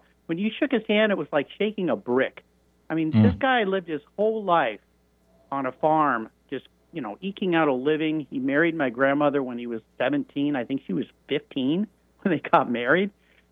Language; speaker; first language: English; native; English